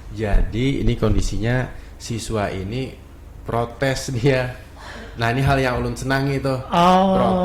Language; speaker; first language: Indonesian; non-native, local second language; Banjar